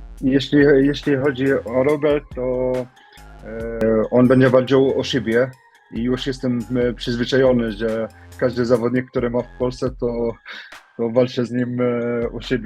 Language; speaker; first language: Polish; non-native, learner; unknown